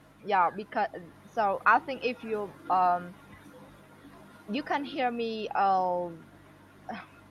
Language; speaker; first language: English; non-native, learner; Vietnamese